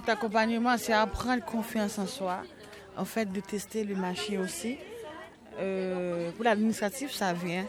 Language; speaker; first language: French; non-native, local second language; Haitian Creole